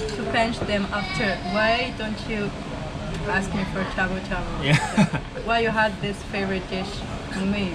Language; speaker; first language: English; non-native, learner; Arabic